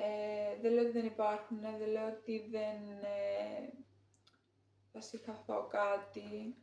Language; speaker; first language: Greek; native; Greek